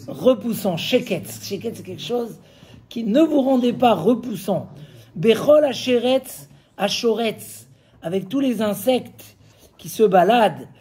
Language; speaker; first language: French; native; French